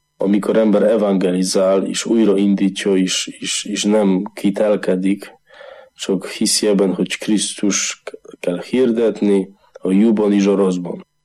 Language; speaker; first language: Hungarian; non-native, learner; Polish